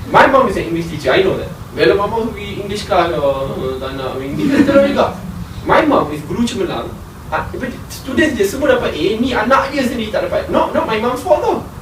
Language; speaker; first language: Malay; native; Malay